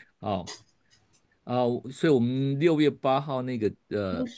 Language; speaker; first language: Chinese; native; Chinese